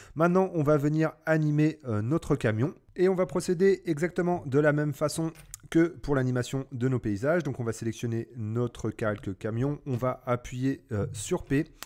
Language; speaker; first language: French; native; French